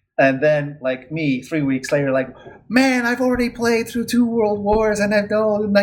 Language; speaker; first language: English; non-native, fluent; Spanish